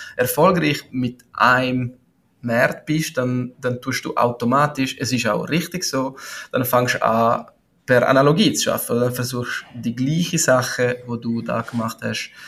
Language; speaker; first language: German; non-native, local second language; Italian